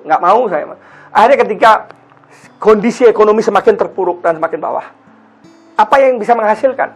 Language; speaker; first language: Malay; non-native, local second language; Balinese